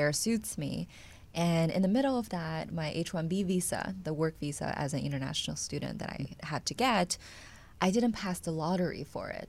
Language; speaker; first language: English; non-native, fluent; Chinese